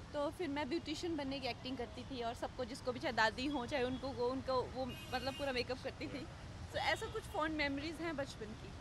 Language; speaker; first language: Hindi; native; Hindi